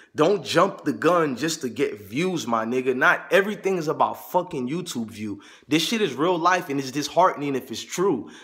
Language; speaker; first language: English; native; English